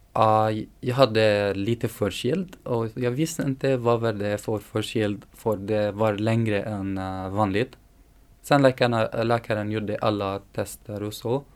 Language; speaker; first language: Swedish; non-native, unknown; Arabic